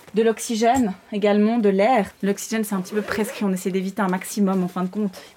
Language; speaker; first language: French; native; French